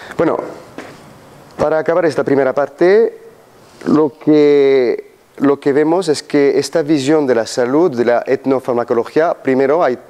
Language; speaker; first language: Spanish; non-native, fluent; French